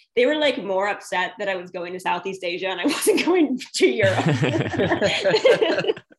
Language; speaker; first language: English; native; English